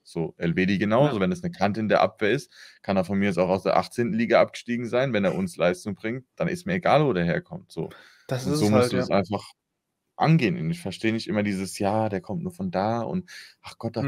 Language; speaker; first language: German; native; German